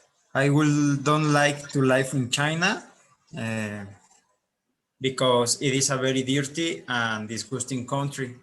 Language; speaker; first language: English; non-native, learner; Spanish